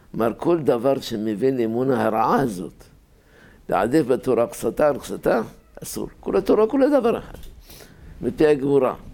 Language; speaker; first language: Hebrew; native; Hebrew